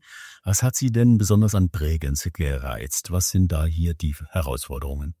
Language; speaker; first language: German; native; German